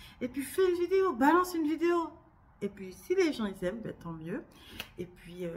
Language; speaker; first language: French; native; French